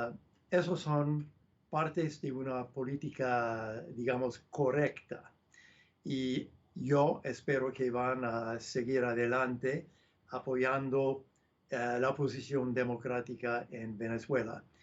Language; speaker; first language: Spanish; non-native, fluent; English